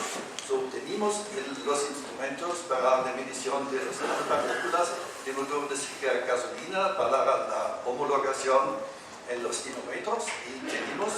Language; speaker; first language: Spanish; non-native, fluent; German